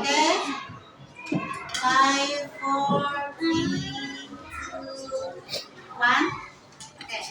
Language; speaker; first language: English; non-native, learner; Indonesian